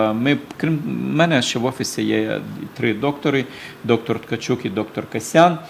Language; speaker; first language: Ukrainian; native; Ukrainian